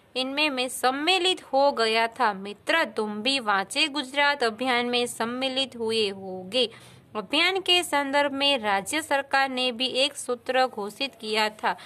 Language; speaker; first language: Hindi; non-native, local second language; Gujarati